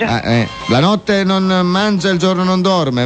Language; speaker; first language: Italian; native; Italian